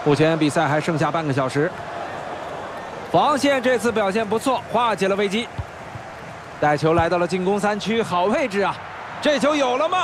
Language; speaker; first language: Chinese; native; Chinese